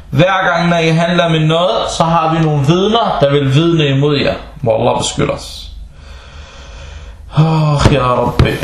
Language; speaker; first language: Danish; early bilingual, other home language; Arabic